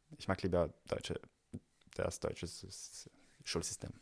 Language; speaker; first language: German; non-native, learner; French